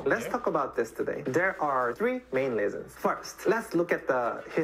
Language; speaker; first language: English; non-native, fluent; Korean